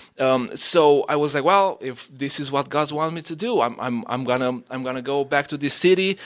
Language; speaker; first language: English; non-native, fluent; Romanian